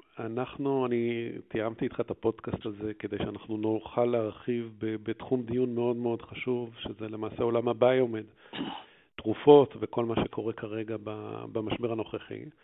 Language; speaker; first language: Hebrew; native; Hebrew